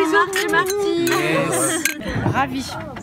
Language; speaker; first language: French; native; French